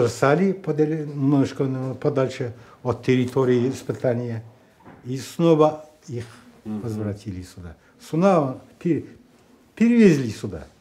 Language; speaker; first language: Russian; native; Russian